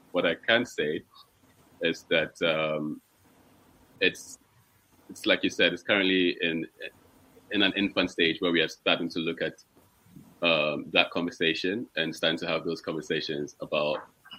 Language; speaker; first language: English; non-native, local second language; Akan